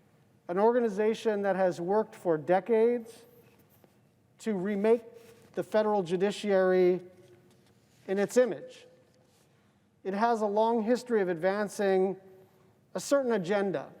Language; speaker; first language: English; native; English